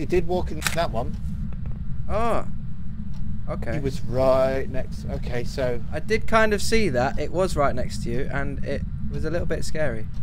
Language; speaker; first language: English; native; English